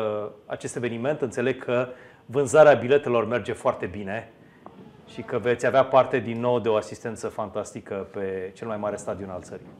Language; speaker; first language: Romanian; native; Romanian